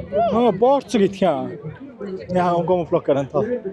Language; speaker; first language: Swedish; non-native, learner; Mongolian